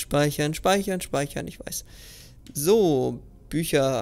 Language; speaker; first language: German; native; German